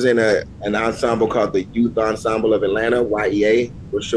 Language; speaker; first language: English; native; English